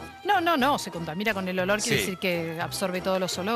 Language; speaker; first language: Spanish; native; Spanish